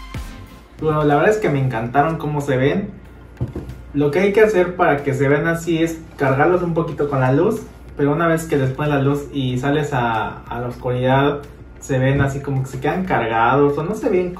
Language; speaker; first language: Spanish; native; Spanish